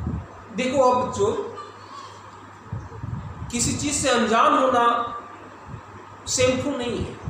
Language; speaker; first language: Hindi; native; Hindi